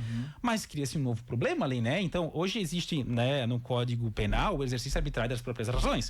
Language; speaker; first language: Portuguese; native; Portuguese